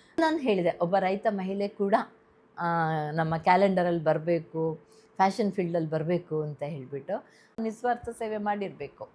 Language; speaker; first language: Kannada; native; Kannada